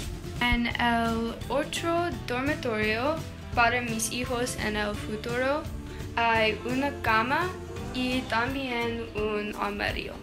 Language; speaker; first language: Spanish; non-native, learner; English